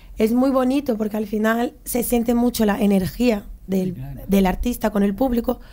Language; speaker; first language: Spanish; non-native, fluent; Portuguese